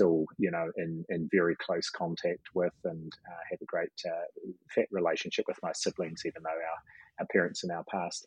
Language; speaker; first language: English; native; English